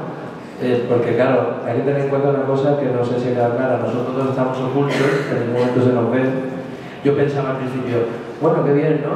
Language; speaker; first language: Spanish; native; Spanish